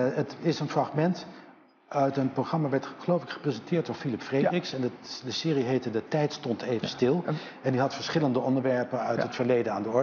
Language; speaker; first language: Dutch; native; Dutch